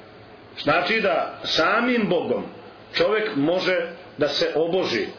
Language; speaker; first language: Croatian; native; Croatian